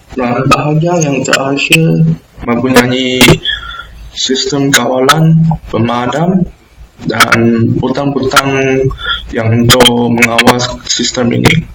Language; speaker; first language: Malay; non-native, local second language; Chinese